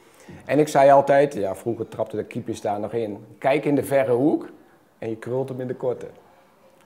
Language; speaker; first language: Dutch; native; Dutch